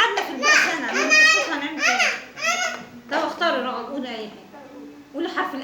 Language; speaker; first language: Egyptian Arabic; native; Egyptian Arabic